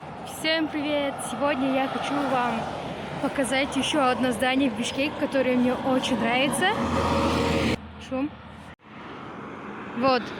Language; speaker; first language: Russian; non-native, local second language; Kyrgyz